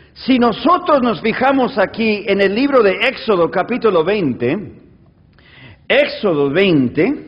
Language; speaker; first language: Spanish; native; Spanish